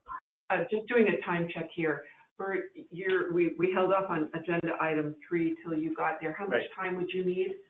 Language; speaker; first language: English; native; English